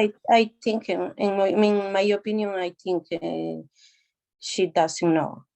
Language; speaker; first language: English; non-native, learner; Spanish